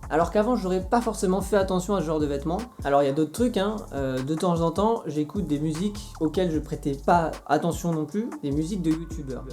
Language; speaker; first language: French; native; French